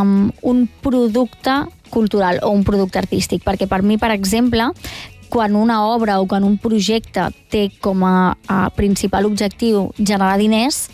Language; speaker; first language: Catalan; native; Catalan